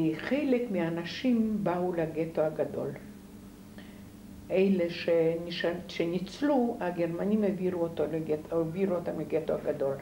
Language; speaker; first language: Hebrew; non-native, fluent; Polish